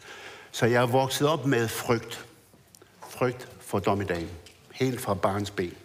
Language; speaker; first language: Danish; early bilingual, other home language; Arabic